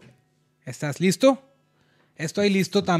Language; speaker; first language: Spanish; non-native, learner; Hindi